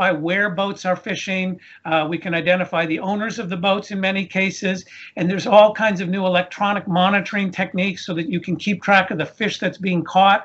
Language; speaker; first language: English; native; English